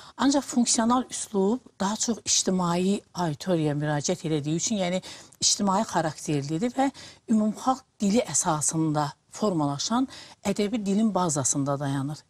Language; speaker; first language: Azerbaijani; native; Azerbaijani